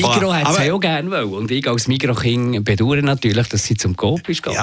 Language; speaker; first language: German; native; German